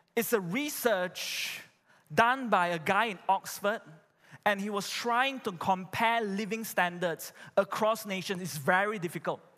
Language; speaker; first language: English; non-native, local second language; Chinese